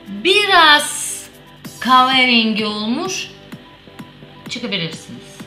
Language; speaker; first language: Turkish; non-native, learner; Russian